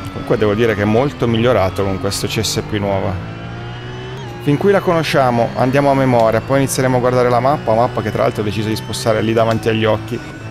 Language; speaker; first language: Italian; native; Italian